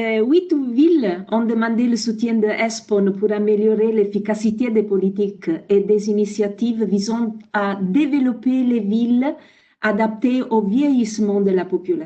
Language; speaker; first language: French; non-native, fluent; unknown